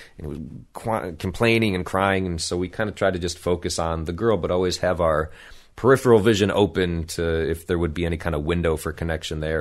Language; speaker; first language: English; native; English